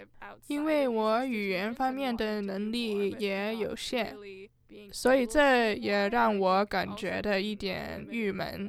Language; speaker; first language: Chinese; early bilingual, heritage; Chinese